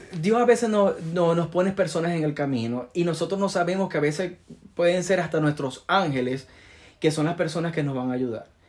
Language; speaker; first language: Spanish; native; Spanish